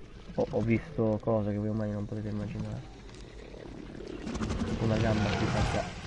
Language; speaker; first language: Italian; native; Italian